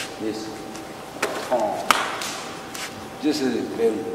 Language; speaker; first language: English; non-native, learner; Japanese